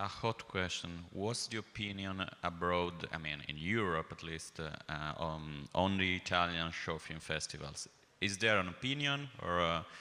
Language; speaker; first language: English; non-native, fluent; Italian